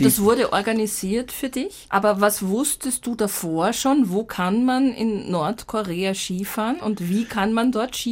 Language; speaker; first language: German; native; German